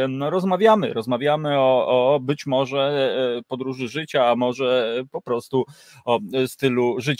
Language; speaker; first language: Polish; native; Polish